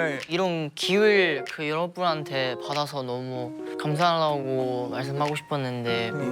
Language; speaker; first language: Korean; non-native, learner; Chinese